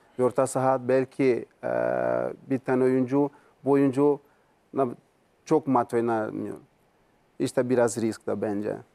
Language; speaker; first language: Turkish; non-native, learner; Portuguese